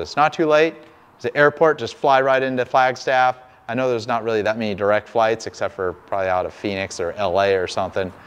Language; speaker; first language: English; native; English